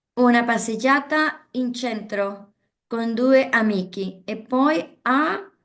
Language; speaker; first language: Italian; non-native, learner; Spanish